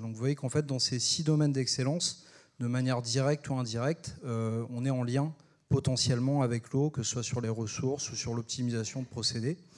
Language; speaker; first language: French; native; French